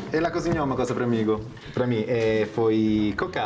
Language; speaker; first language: Portuguese; non-native, fluent; Italian